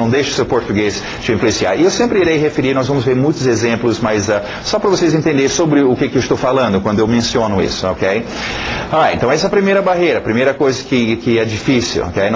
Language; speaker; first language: Portuguese; non-native, fluent; English